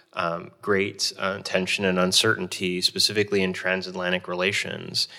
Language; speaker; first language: English; native; English